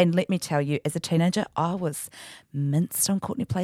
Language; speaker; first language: English; native; English